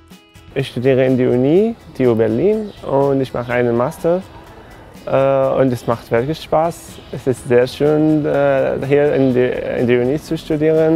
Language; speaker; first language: German; non-native, learner; Arabic